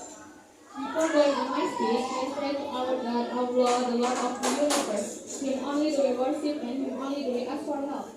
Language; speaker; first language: English; non-native, learner; Indonesian